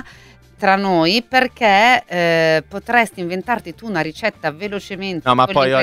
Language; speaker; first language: Italian; native; Italian